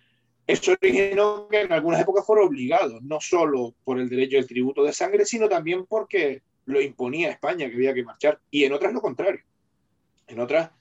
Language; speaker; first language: Spanish; native; Spanish